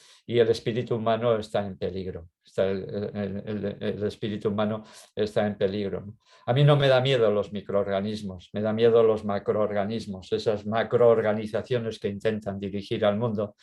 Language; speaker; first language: Spanish; native; Spanish